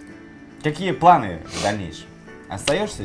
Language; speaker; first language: Russian; non-native, local second language; Kyrgyz